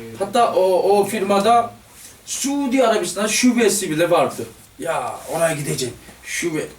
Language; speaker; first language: Turkish; non-native, fluent; Korean